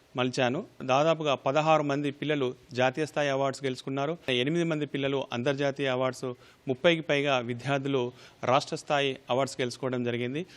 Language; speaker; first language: Telugu; native; Telugu